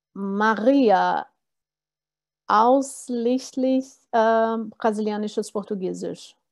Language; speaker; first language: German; non-native, fluent; Portuguese